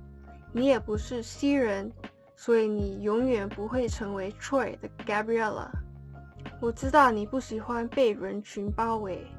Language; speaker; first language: Chinese; non-native, learner; English